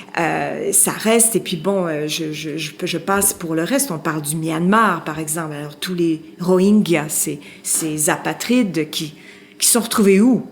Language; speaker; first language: French; native; French